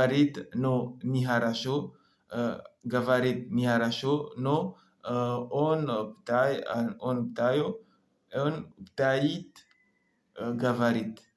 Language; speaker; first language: Russian; non-native, learner; French